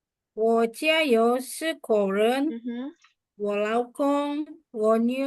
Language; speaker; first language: Chinese; non-native, learner; Indonesian